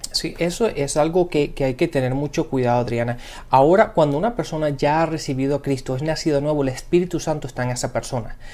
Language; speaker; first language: Spanish; early bilingual, heritage; Spanish